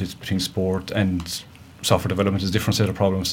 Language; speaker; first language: English; native; English